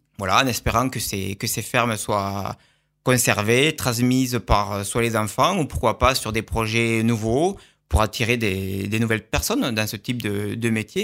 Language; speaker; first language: French; native; French